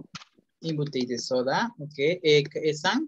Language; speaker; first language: French; non-native, fluent; Spanish